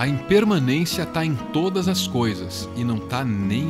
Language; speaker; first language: Portuguese; native; Portuguese